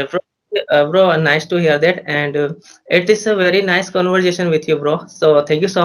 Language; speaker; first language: English; non-native, learner; Hindi